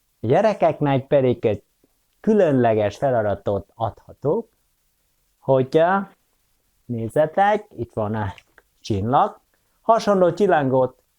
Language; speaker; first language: Hungarian; non-native, fluent; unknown